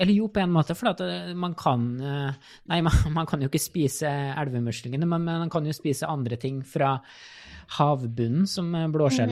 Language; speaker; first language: Norwegian; native; Norwegian